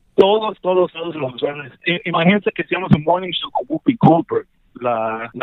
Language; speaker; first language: Spanish; early bilingual, heritage; Spanish